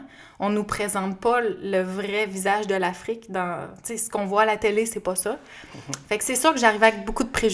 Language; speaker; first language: French; native; French